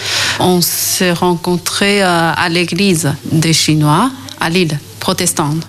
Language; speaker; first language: French; non-native, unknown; Chinese